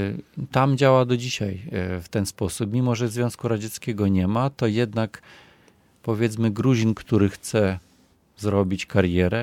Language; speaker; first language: Polish; non-native, fluent; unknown